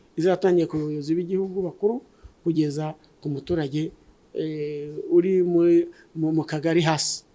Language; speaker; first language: Kinyarwanda; native; Kinyarwanda